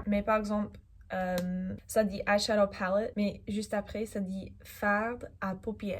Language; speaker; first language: French; non-native, fluent; English